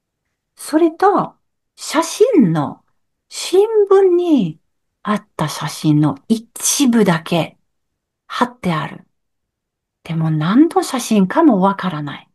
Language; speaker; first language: Japanese; non-native, learner; French